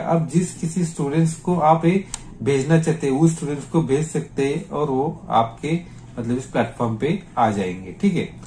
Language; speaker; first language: Hindi; non-native, local second language; Marathi